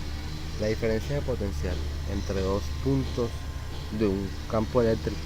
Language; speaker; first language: Spanish; native; Spanish